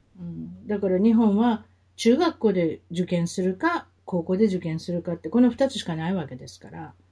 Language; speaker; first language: Japanese; native; Japanese